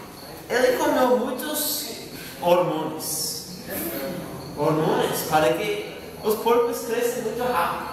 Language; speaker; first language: Portuguese; non-native, learner; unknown